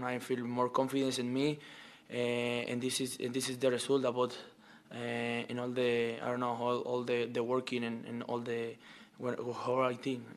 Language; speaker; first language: English; non-native, learner; Spanish